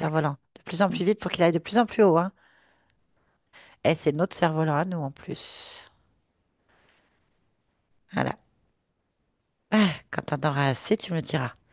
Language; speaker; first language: French; native; French